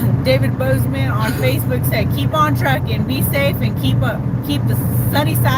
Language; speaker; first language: English; native; English